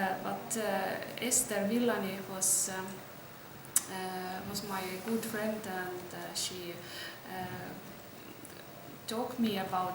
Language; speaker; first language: English; non-native, learner; Estonian